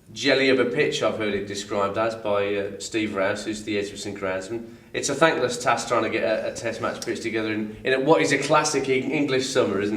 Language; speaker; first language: English; native; English